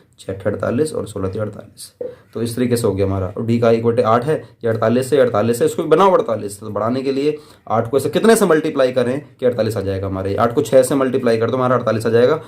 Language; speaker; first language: Hindi; native; Hindi